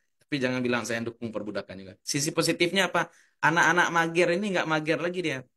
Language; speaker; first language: Indonesian; native; Indonesian